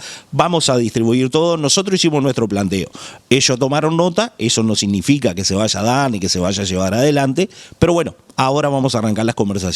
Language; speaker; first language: Spanish; native; Spanish